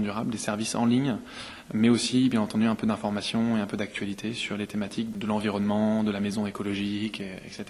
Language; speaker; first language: French; native; French